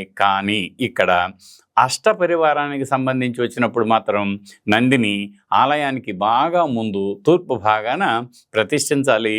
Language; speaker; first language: Telugu; native; Telugu